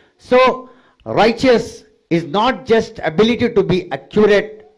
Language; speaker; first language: English; non-native, local second language; Telugu